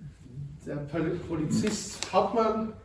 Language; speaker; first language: German; native; German